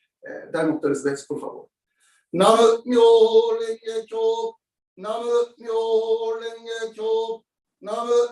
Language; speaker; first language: Portuguese; non-native, learner; Japanese